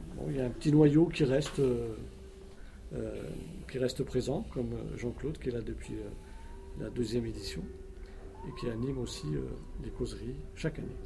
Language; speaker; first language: French; native; French